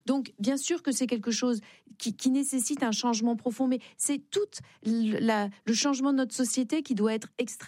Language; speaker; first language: French; native; French